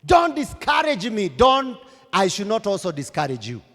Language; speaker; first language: English; non-native, local second language; Swahili